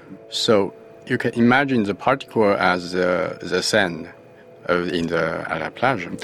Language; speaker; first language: English; non-native, fluent; Chinese